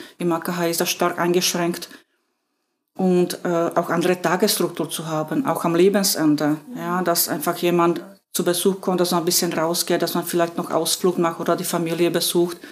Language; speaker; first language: German; non-native, fluent; Slovak